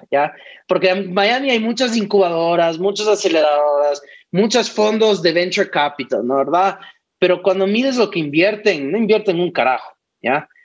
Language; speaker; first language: Spanish; native; Spanish